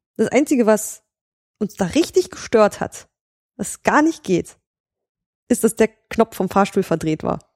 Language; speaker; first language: German; native; German